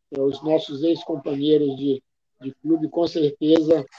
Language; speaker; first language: Portuguese; native; Portuguese